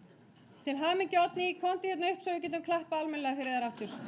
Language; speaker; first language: Icelandic; native; Icelandic